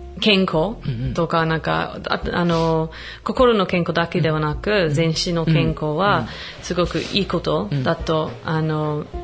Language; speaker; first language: Japanese; non-native, fluent; English